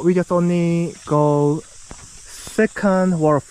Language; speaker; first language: English; non-native, fluent; Korean